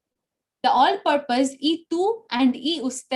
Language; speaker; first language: Spanish; non-native, fluent; Bangla